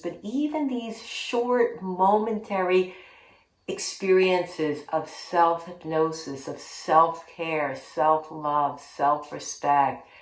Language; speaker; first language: English; native; English